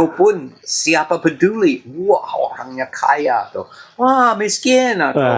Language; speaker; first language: Indonesian; non-native, fluent; English